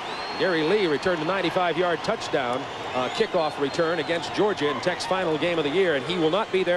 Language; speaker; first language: English; native; English